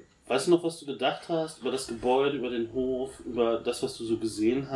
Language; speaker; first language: German; native; German